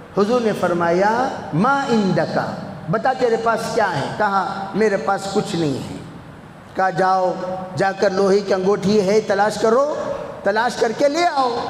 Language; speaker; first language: Urdu; native; Urdu